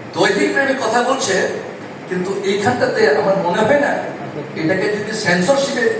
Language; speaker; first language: Bangla; non-native, local second language; Chakma